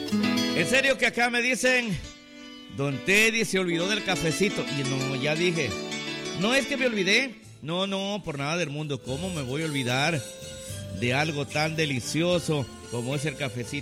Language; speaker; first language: Spanish; native; Spanish